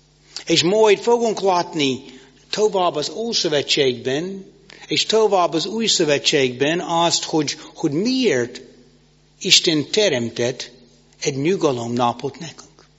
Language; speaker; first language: Hungarian; non-native, fluent; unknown